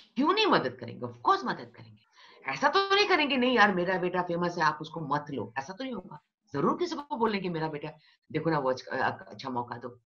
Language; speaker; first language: Hindi; non-native, local second language; Bangla